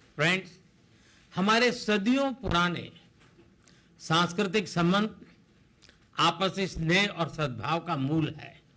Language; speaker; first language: Hindi; non-native, local second language; Gujarati